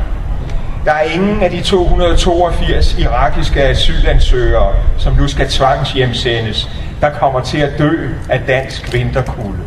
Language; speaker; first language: Danish; native; Danish